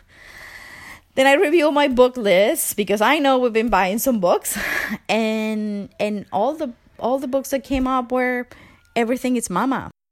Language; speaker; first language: English; non-native, fluent; Spanish